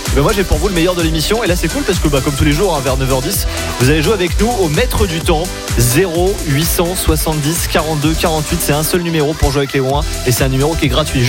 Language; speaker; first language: French; native; French